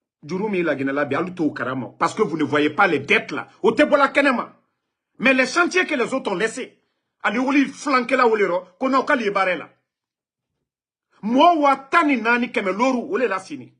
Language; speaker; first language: French; non-native, local second language; Mandingo